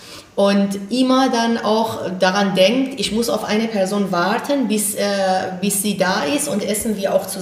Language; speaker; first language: German; non-native, fluent; Persian